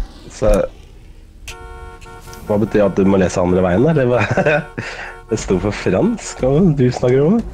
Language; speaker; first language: Norwegian; native; Norwegian